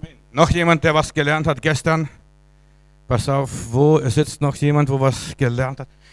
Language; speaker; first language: German; native; German